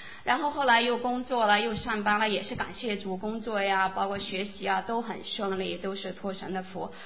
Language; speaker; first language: Chinese; native; Chinese